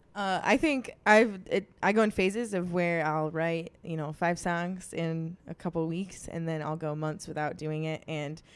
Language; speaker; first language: English; native; English